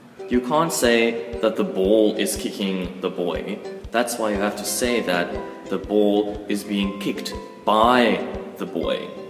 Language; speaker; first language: English; non-native, local second language; Afrikaans